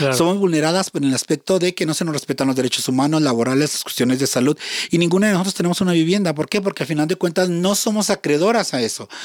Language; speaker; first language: Spanish; native; Spanish